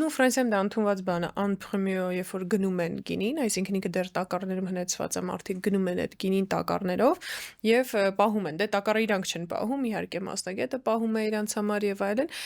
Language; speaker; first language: Armenian; early bilingual, heritage; Armenian